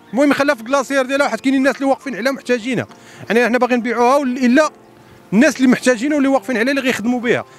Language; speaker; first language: Arabic; native; Arabic